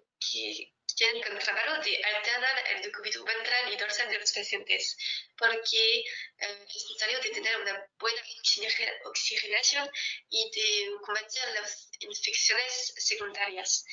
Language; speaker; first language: Spanish; non-native, fluent; French